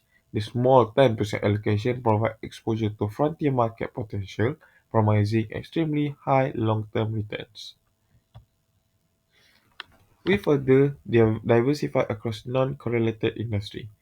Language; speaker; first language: English; non-native, local second language; Malay